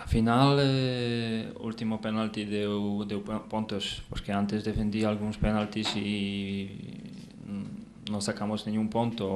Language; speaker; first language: Spanish; non-native, learner; Polish